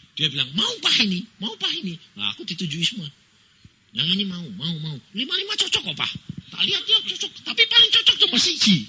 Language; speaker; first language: Indonesian; native; Indonesian